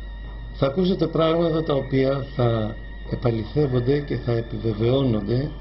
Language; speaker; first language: Greek; native; Greek